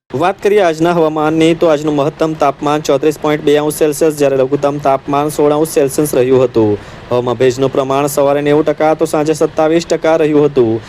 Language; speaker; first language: Gujarati; native; Gujarati